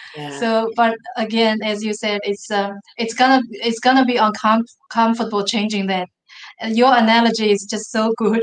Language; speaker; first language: English; non-native, fluent; Chinese